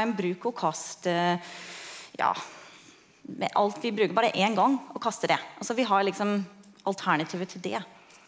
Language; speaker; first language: Norwegian; non-native, fluent; English